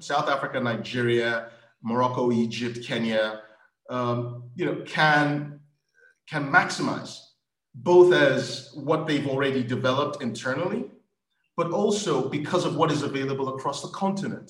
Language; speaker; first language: English; non-native, local second language; Yoruba